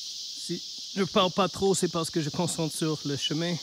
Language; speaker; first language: French; non-native, learner; Chinese